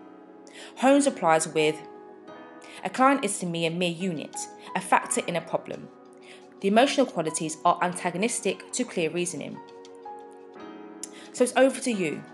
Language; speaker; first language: English; native; English